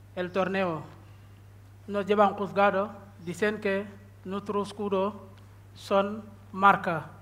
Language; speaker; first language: Spanish; non-native, learner; Wolof